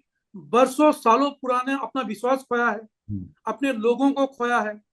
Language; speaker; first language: Hindi; native; Hindi